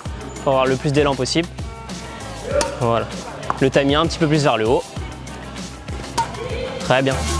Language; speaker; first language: French; native; French